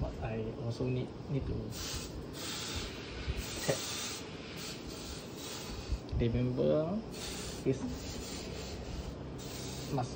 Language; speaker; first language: English; non-native, local second language; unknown